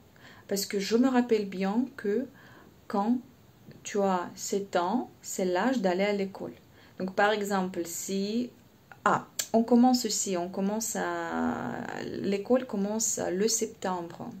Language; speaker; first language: French; non-native, fluent; Russian